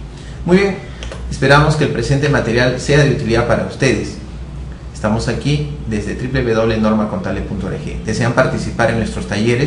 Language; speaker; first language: Spanish; native; Spanish